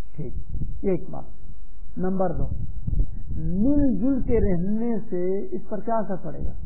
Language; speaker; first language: Urdu; non-native, local second language; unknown